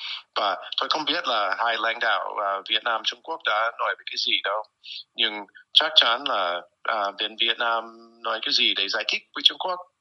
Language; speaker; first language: Vietnamese; non-native, fluent; English